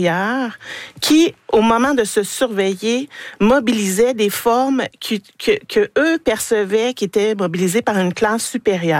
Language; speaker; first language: French; native; French